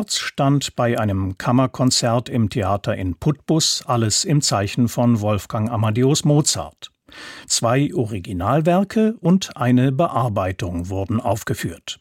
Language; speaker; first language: German; native; German